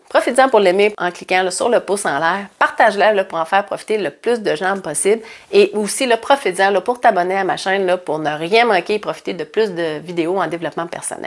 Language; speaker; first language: French; native; French